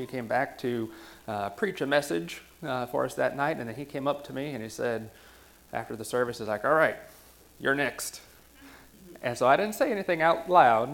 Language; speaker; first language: English; native; English